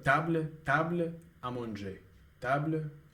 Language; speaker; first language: French; non-native, learner; Russian